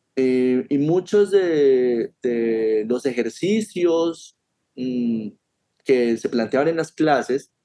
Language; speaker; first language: Spanish; native; Spanish